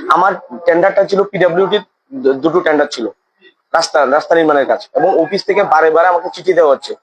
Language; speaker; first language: Bangla; native; Bangla